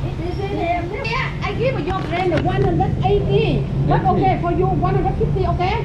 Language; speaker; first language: English; non-native, learner; Vietnamese